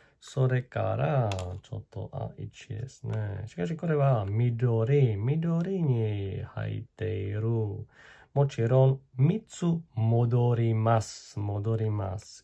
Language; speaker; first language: Japanese; non-native, learner; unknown